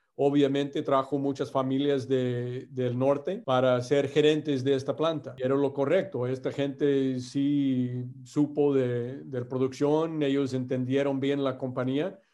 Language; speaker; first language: Spanish; non-native, fluent; English